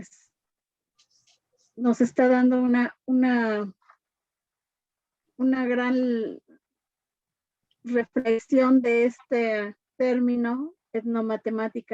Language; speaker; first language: Spanish; native; Spanish